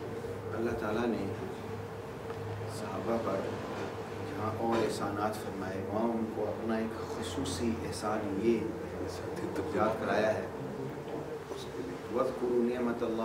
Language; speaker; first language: Urdu; native; Urdu